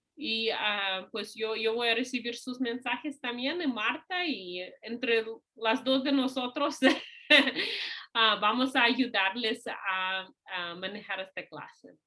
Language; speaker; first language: Spanish; non-native, fluent; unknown